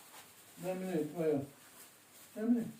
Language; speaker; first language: Russian; non-native, learner; English